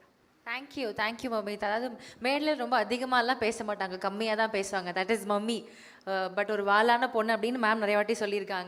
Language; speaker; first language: Tamil; native; Tamil